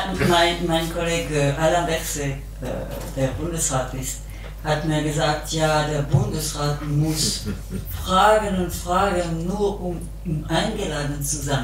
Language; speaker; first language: German; non-native, local second language; French